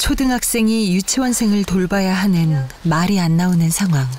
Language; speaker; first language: Korean; native; Korean